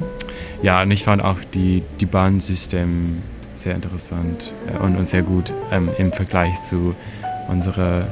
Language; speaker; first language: German; non-native, fluent; English